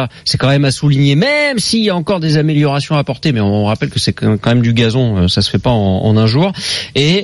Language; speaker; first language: French; native; French